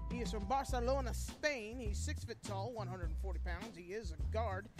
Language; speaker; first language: English; native; English